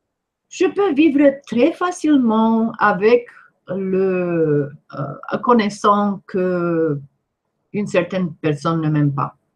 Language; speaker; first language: French; non-native, fluent; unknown